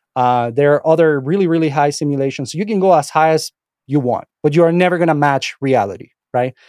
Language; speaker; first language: English; non-native, fluent; Spanish